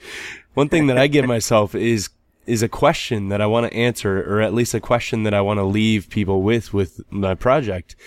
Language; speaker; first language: English; native; English